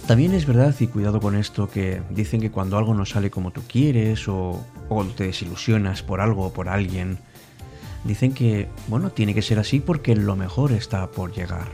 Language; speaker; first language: Spanish; native; Spanish